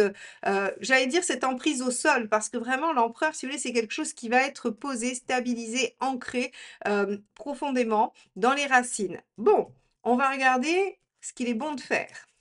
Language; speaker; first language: French; native; French